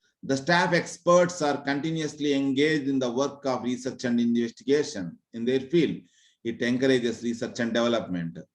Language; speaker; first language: English; non-native, local second language; Telugu